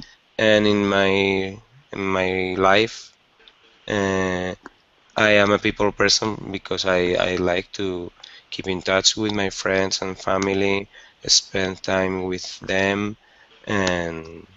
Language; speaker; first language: English; non-native, learner; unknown